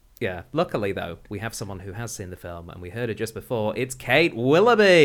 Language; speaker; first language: English; native; English